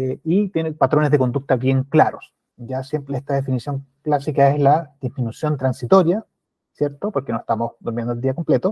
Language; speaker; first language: Spanish; native; Spanish